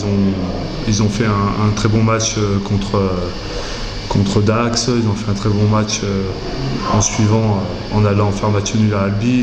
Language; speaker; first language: French; native; French